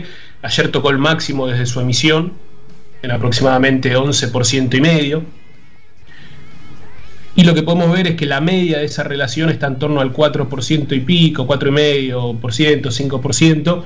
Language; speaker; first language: Spanish; native; Spanish